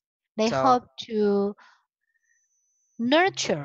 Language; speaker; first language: English; non-native, learner; Chinese